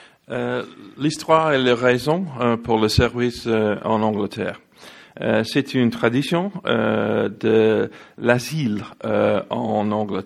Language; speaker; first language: French; non-native, learner; English